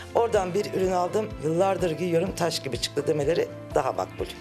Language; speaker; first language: Turkish; native; Turkish